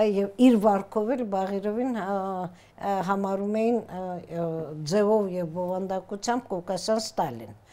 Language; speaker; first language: Armenian; native; Armenian